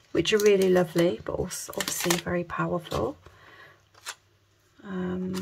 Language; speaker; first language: English; native; English